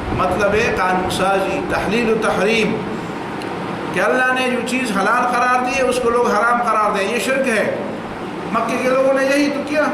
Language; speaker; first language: Urdu; non-native, local second language; Pashto